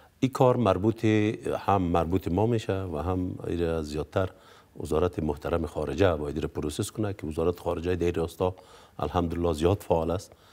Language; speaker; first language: Persian; native; Persian